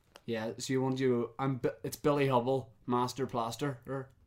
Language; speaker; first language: English; native; English